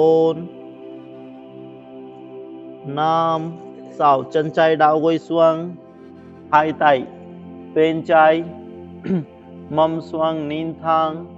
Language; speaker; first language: Vietnamese; non-native, learner; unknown